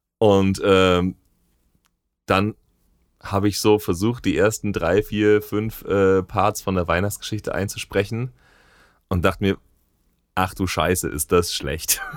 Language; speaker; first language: German; native; German